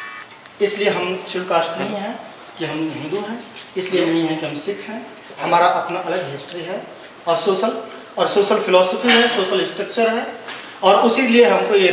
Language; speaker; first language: Hindi; native; Hindi